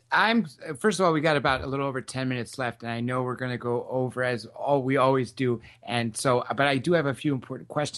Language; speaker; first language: English; native; English